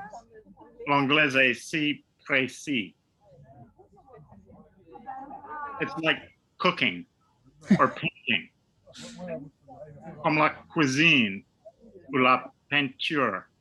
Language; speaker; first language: French; non-native, learner; English